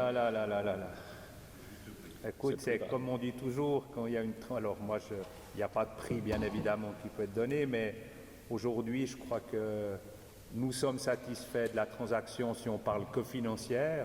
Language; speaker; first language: French; native; French